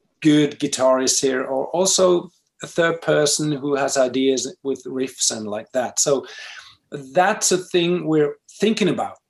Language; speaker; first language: English; non-native, fluent; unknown